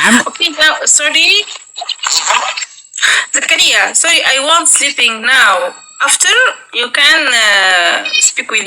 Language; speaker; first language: English; non-native, learner; Arabic